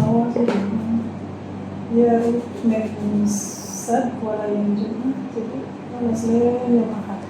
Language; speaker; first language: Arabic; non-native, learner; Indonesian